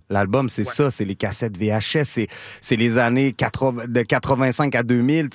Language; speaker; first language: French; native; French